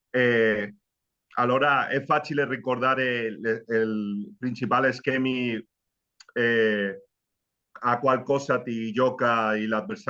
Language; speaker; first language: Italian; non-native, learner; Spanish